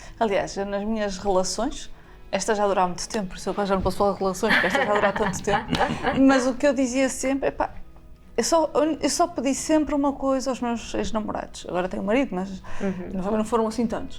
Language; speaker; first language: Portuguese; native; Portuguese